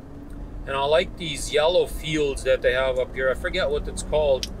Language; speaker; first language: English; native; English